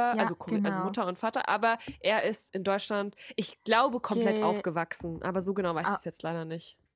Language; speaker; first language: German; native; German